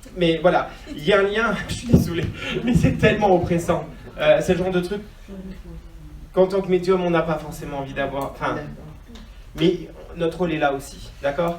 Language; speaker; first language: French; native; French